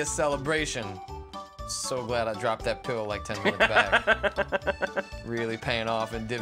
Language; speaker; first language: English; native; English